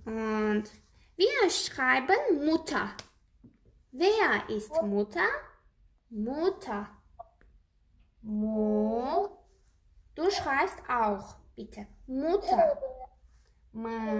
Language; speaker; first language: German; non-native, learner; Azerbaijani